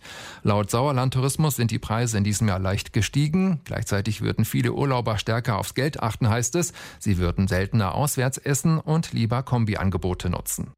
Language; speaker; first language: German; native; German